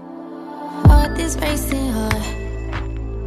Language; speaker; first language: English; native; English